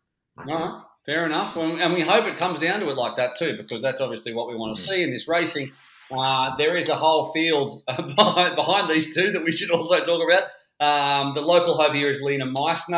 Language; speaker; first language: English; native; English